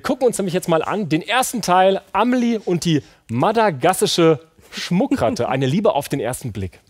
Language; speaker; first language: German; native; German